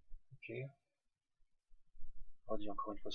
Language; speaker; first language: French; native; French